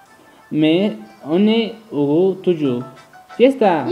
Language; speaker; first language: French; non-native, learner; Spanish